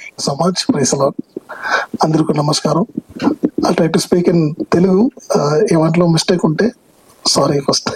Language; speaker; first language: Telugu; non-native, learner; Tamil